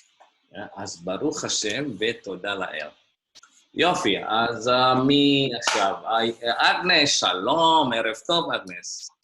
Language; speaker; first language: Hebrew; non-native, fluent; Indonesian